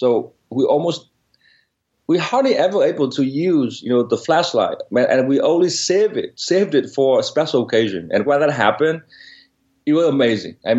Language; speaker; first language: English; non-native, fluent; Vietnamese